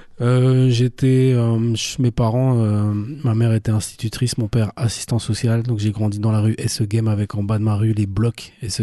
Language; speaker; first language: French; native; French